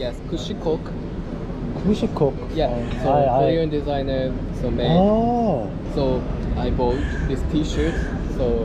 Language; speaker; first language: English; non-native, learner; Japanese